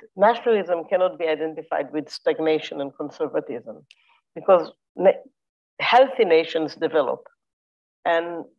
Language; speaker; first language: English; non-native, fluent; Hebrew